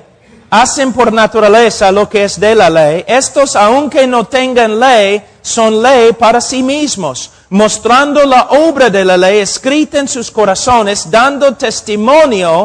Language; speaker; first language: Spanish; non-native, fluent; English